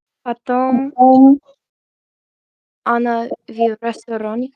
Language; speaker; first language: Russian; non-native, learner; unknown